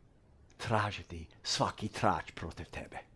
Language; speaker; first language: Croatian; early bilingual, heritage; English